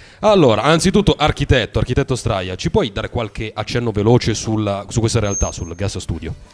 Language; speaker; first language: Italian; native; Italian